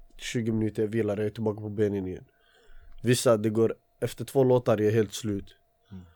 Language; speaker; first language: Swedish; early bilingual, other home language; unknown